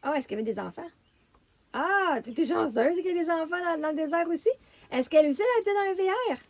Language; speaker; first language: French; native; French